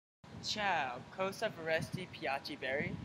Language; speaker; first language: Italian; non-native, learner; English